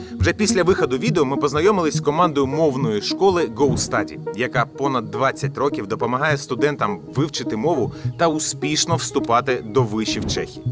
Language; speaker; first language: Ukrainian; native; Ukrainian